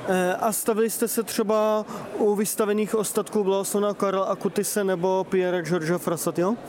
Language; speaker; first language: Czech; native; Czech